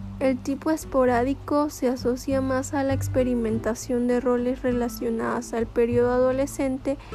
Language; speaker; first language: Spanish; native; Spanish